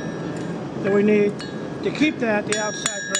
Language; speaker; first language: English; native; English